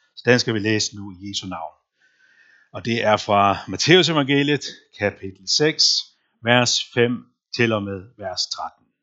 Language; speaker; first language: Danish; non-native, local second language; Faroese